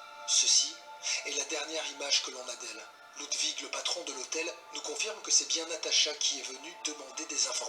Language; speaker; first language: French; native; French